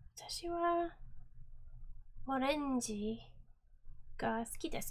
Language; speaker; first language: Japanese; non-native, learner; English